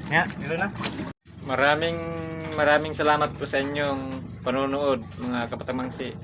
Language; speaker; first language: Filipino; non-native, local second language; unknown